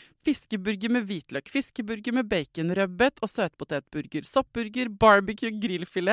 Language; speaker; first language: Norwegian; native; Norwegian